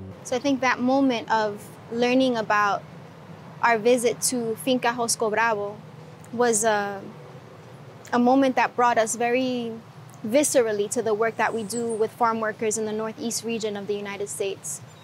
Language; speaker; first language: English; early bilingual, other home language; Spanish